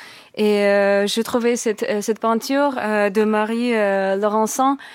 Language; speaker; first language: French; non-native, learner; Russian